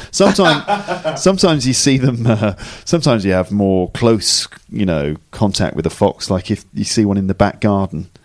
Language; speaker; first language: English; native; English